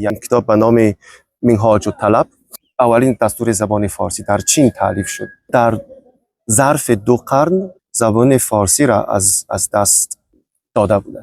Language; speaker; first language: Persian; non-native, fluent; Chinese